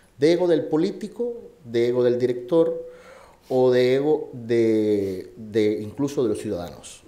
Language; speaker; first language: Spanish; native; Spanish